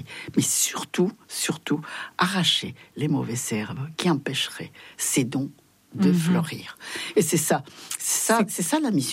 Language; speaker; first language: French; non-native, fluent; Spanish